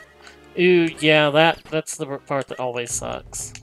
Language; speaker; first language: English; native; English